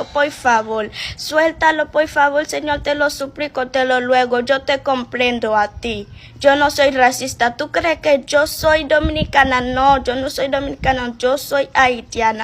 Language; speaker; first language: Spanish; non-native, fluent; Haitian Creole